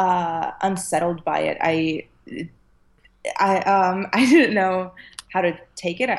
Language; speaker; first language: English; early bilingual, other home language; Arabic